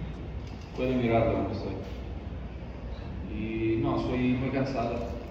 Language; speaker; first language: Spanish; non-native, learner; Italian